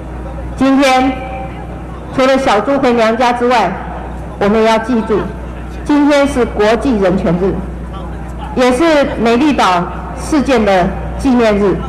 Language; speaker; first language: Chinese; native; Chinese